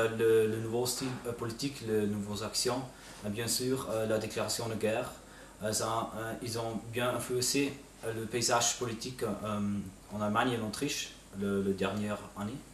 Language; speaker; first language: French; non-native, fluent; German